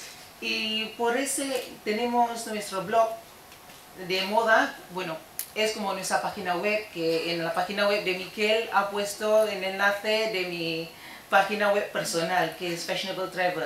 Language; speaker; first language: Spanish; non-native, fluent; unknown